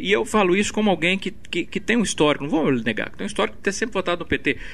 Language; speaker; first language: Portuguese; native; Portuguese